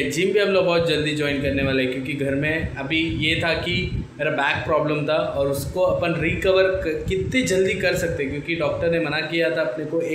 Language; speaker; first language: Hindi; non-native, local second language; Marathi